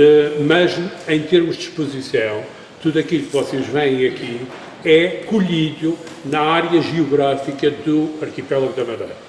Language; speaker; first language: Portuguese; native; Portuguese